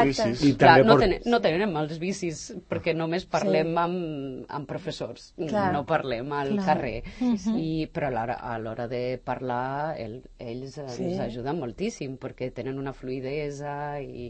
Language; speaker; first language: Catalan; non-native, fluent; Portuguese